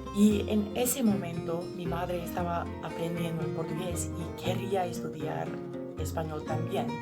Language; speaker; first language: Spanish; non-native, learner; English